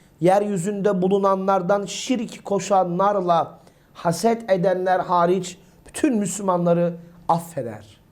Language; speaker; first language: Turkish; native; Turkish